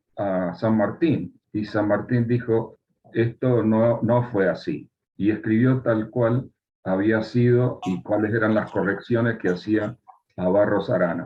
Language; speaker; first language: Spanish; native; Spanish